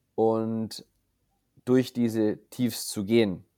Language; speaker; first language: German; native; German